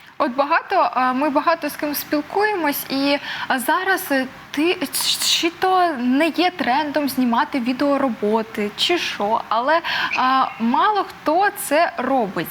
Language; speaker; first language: Ukrainian; native; Ukrainian